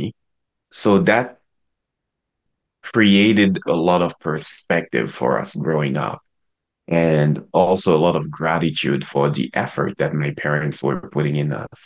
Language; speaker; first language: English; non-native, local second language; French